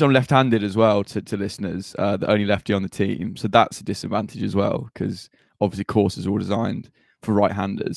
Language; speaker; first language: English; native; English